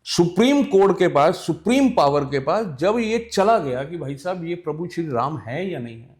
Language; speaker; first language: Hindi; non-native, local second language; Punjabi